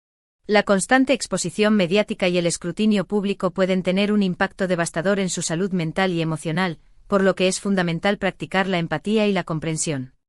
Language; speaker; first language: Spanish; native; Spanish